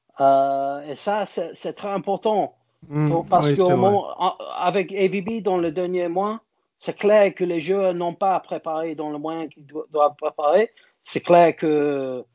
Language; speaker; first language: French; non-native, learner; English